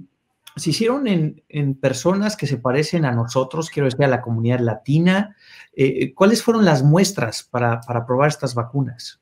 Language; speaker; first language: Spanish; native; Spanish